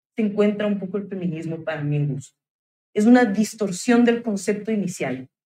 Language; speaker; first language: Spanish; native; Spanish